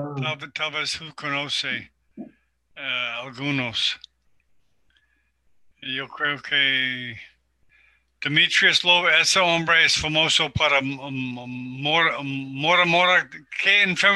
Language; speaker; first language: Spanish; non-native, learner; English